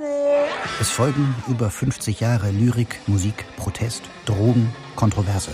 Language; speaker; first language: German; native; German